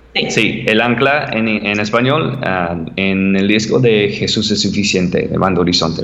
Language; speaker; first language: Spanish; non-native, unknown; English